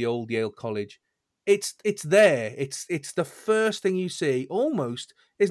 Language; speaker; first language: English; native; English